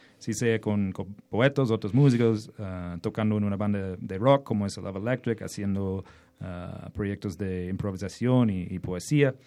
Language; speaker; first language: Spanish; non-native, fluent; English